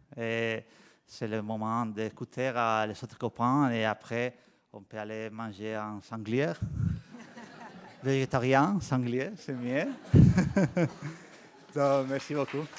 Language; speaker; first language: French; non-native, learner; Spanish